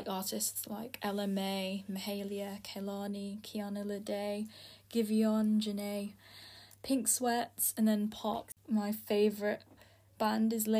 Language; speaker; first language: English; early bilingual, other home language; Filipino